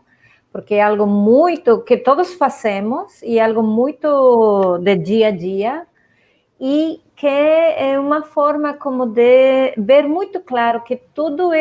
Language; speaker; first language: Portuguese; non-native, fluent; Spanish